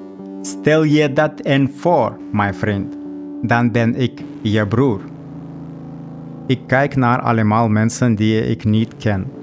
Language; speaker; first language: Dutch; non-native, learner; Russian